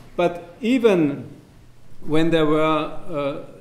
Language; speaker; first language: English; non-native, fluent; German